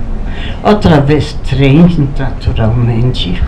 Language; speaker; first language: Portuguese; non-native, fluent; Polish